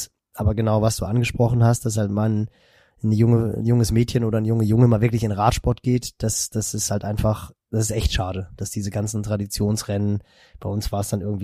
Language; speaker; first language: German; native; German